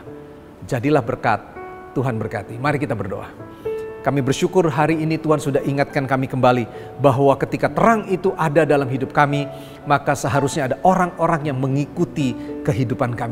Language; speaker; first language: Indonesian; native; Indonesian